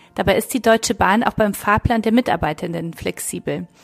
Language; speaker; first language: German; non-native, fluent; Polish